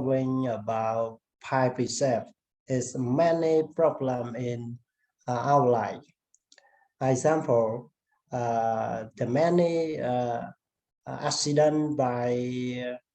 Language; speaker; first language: English; non-native, learner; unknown